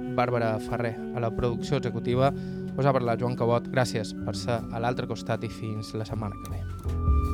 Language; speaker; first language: Catalan; native; Catalan